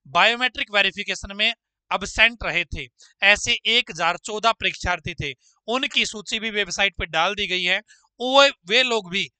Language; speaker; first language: Hindi; native; Hindi